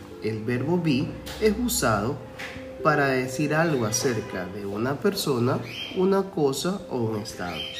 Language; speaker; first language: Spanish; native; Spanish